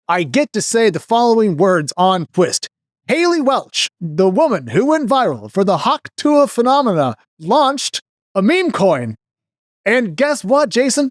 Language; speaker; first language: English; native; English